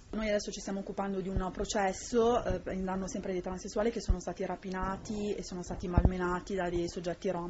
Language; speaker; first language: Italian; native; Italian